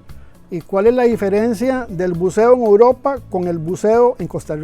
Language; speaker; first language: Spanish; native; Spanish